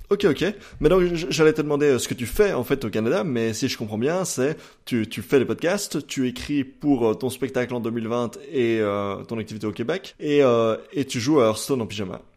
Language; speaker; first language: French; native; French